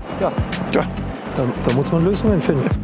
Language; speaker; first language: German; non-native, fluent; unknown